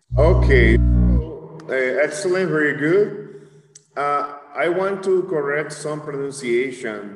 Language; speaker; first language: English; non-native, fluent; Spanish